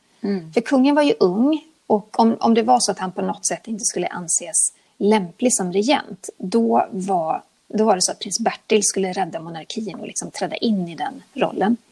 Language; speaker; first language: Swedish; native; Swedish